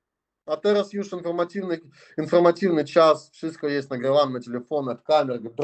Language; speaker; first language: Polish; non-native, learner; Russian